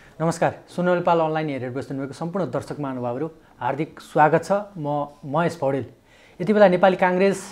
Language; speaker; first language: Nepali; native; Nepali